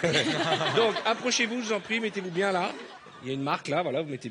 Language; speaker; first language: French; native; French